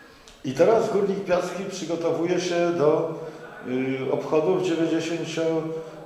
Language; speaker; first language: Polish; native; Polish